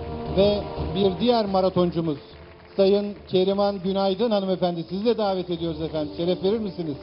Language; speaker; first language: Turkish; native; Turkish